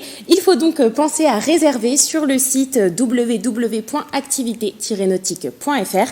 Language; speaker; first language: French; native; French